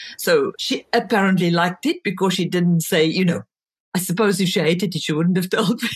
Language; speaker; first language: English; non-native, local second language; Afrikaans